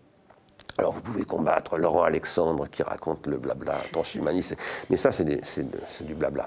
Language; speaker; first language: French; native; French